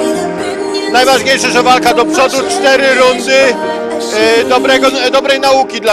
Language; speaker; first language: Polish; native; Polish